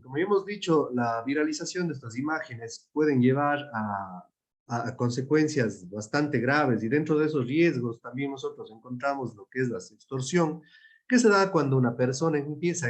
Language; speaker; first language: Spanish; native; Spanish